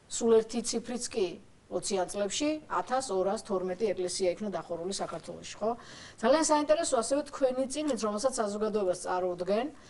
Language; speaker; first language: Georgian; native; Georgian